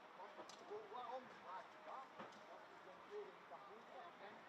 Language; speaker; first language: Dutch; non-native, fluent; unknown